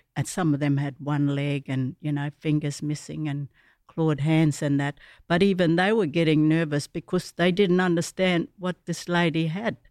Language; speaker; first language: English; native; English